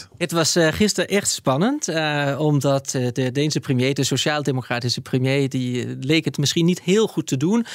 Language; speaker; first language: Dutch; non-native, fluent; Danish